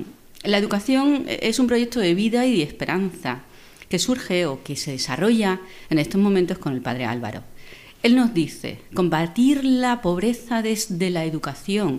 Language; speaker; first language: Spanish; native; Spanish